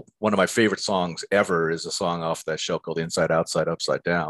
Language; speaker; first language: English; native; English